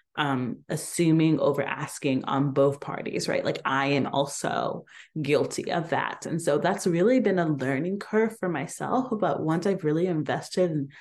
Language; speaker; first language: English; native; English